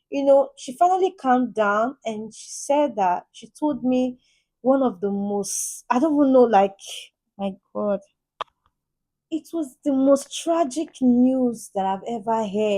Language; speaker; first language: English; native; English